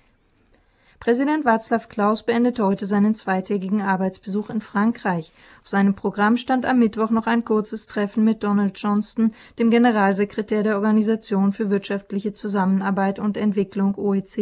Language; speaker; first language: German; native; German